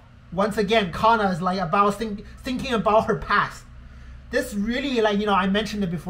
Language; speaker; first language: English; non-native, fluent; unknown